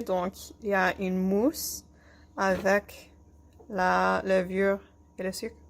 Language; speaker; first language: French; non-native, fluent; English